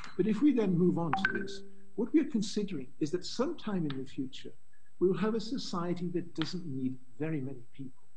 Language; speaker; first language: English; native; English